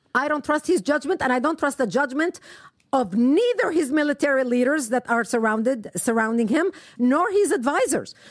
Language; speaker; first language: English; non-native, fluent; Arabic